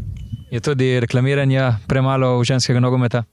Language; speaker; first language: Slovenian; native; Slovenian